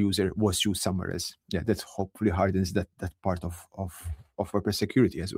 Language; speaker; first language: English; non-native, local second language; Maltese